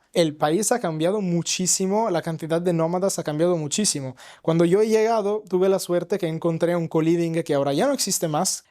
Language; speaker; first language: Spanish; non-native, fluent; Italian